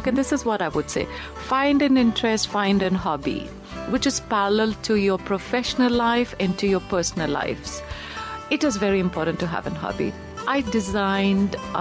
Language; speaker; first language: English; non-native, local second language; Punjabi